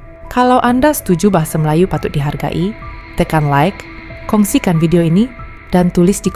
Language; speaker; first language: Malay; native; Malay